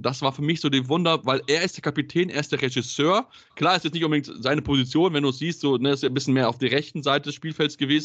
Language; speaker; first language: German; native; German